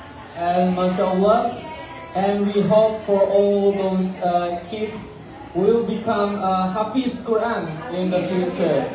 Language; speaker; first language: English; non-native, fluent; Indonesian